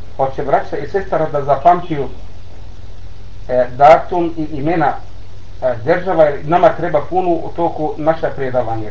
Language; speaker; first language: Bosnian; non-native, learner; Arabic